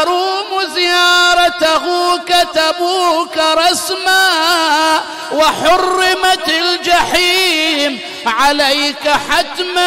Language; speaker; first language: Arabic; native; Arabic